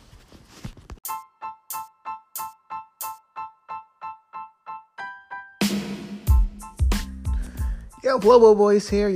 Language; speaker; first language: English; native; English